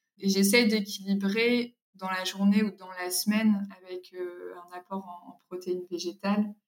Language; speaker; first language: French; native; French